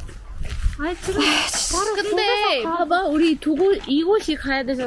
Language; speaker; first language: Korean; non-native, fluent; Arabic